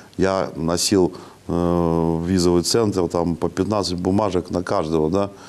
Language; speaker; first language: Russian; native; Russian